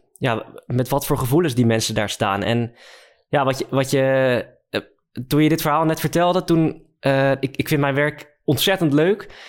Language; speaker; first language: Dutch; native; Dutch